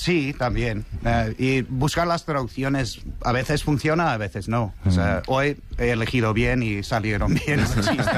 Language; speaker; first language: Spanish; non-native, fluent; English